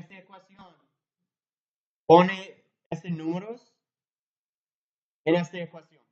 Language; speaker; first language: Spanish; non-native, learner; English